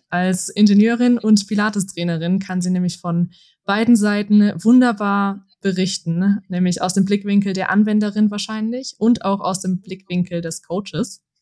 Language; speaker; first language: German; native; German